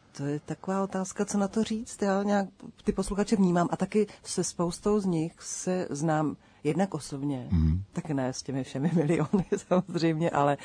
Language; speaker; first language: Czech; native; Czech